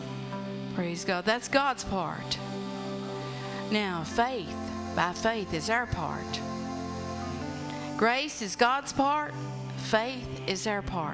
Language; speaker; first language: English; native; English